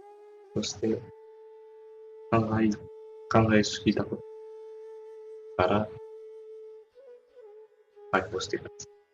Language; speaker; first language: Japanese; non-native, fluent; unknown